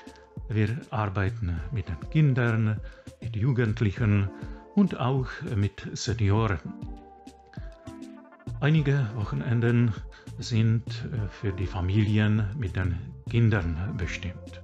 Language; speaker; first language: German; non-native, fluent; Czech